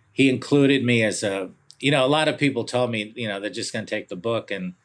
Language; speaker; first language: English; early bilingual, other home language; Italian